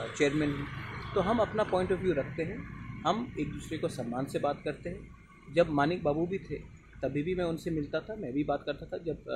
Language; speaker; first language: Hindi; non-native, local second language; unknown